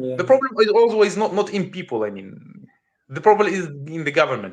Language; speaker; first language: English; non-native, learner; Russian